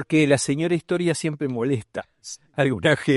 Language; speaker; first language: Spanish; native; Spanish